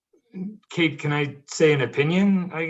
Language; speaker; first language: English; native; English